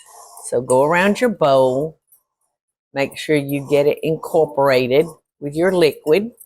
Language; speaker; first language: English; native; English